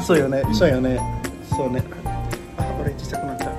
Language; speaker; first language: Japanese; non-native, fluent; Indonesian